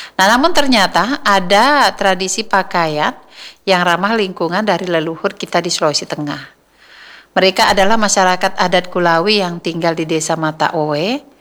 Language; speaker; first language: Indonesian; native; Indonesian